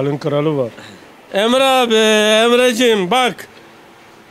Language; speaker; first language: Turkish; non-native, learner; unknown